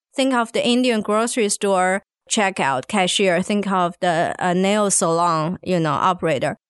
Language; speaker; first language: English; non-native, fluent; Chinese